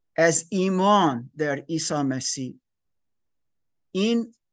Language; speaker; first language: Persian; non-native, learner; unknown